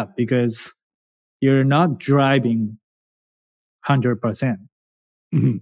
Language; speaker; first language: English; non-native, learner; Japanese